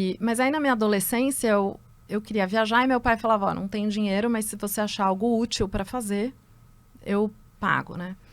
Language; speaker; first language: Portuguese; early bilingual, other home language; Spanish